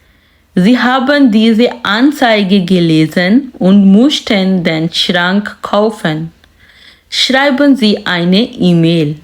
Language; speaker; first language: German; non-native, fluent; Urdu